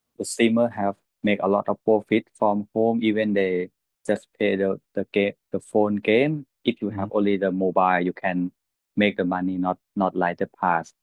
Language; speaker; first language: English; non-native, learner; Thai